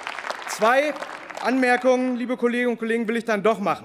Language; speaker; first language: German; native; German